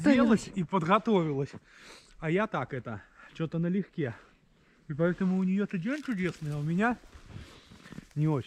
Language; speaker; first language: Russian; native; Russian